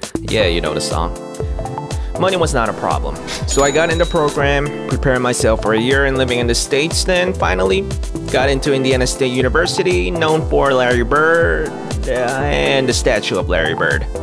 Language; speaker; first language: English; non-native, fluent; Korean